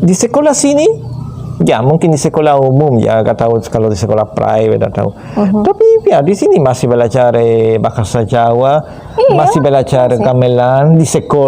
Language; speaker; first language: Indonesian; non-native, fluent; Spanish